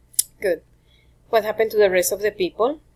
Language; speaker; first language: English; non-native, fluent; Spanish